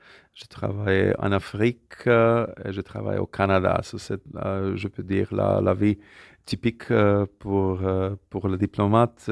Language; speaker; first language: French; non-native, fluent; Slovak